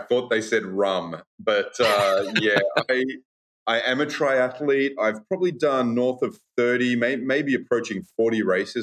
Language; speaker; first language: English; native; English